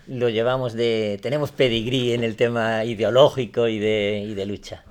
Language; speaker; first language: Spanish; native; Spanish